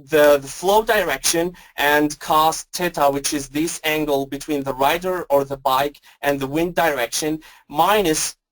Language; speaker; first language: English; non-native, fluent; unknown